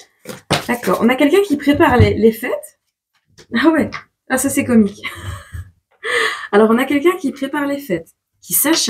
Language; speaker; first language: French; native; French